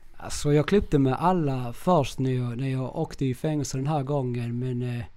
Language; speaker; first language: Swedish; early bilingual, other home language; Spanish